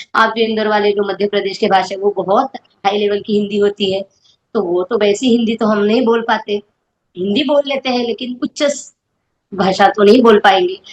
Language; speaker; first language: Hindi; non-native, local second language; Marathi